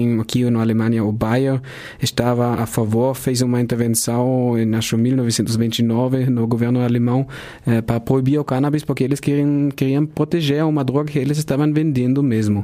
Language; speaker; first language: Portuguese; non-native, fluent; German